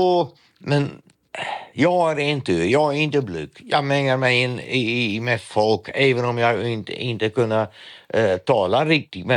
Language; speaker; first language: Swedish; non-native, learner; Dutch